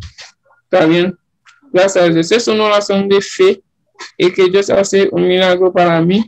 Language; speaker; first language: Spanish; non-native, learner; Haitian Creole